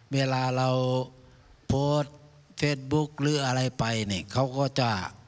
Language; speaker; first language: Thai; native; Thai